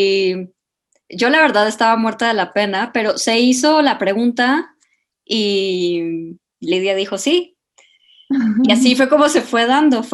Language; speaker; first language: Spanish; native; Spanish